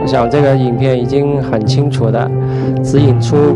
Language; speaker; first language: Chinese; native; Chinese